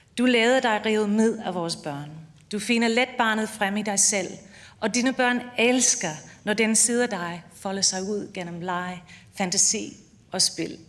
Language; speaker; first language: Danish; non-native, fluent; English